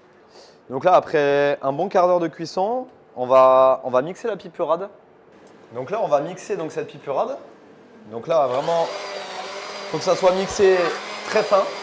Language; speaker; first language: French; native; French